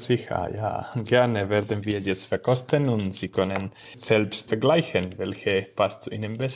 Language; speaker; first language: German; non-native, fluent; Spanish